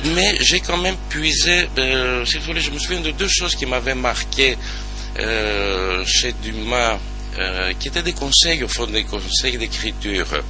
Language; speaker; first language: French; non-native, fluent; Greek